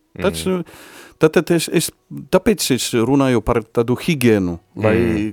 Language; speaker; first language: Latvian; non-native, fluent; Polish